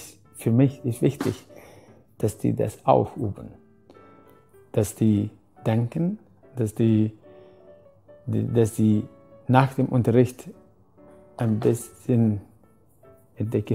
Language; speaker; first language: German; non-native, fluent; Spanish